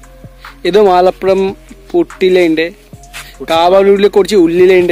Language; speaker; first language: Malayalam; non-native, learner; Hindi